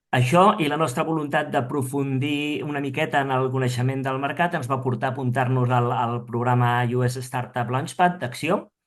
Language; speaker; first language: Catalan; non-native, local second language; Spanish